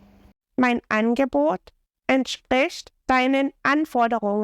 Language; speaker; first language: German; non-native, fluent; English